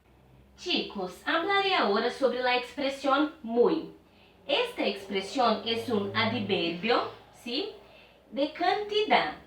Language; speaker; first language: Spanish; non-native, fluent; Portuguese